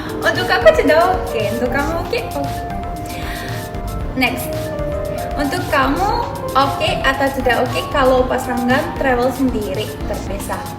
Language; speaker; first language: Indonesian; non-native, learner; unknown